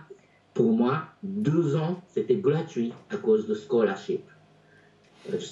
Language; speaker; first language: French; non-native, fluent; Japanese